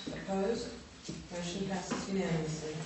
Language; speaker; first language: English; native; English